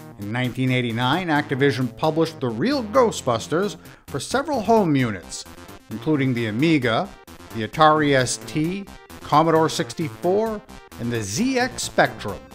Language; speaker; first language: English; native; English